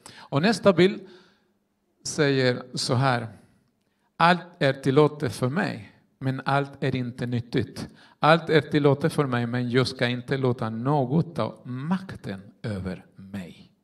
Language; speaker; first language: Swedish; non-native, fluent; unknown